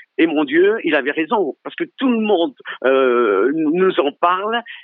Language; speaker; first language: French; early bilingual, other home language; Italian